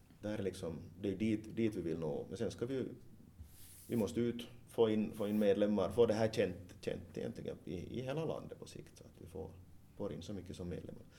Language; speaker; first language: Swedish; native; Swedish